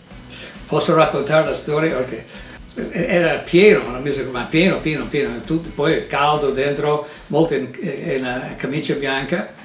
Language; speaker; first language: Italian; non-native, fluent; English